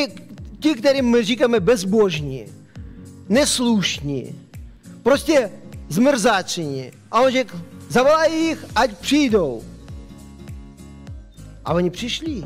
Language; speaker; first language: Czech; non-native, fluent; Russian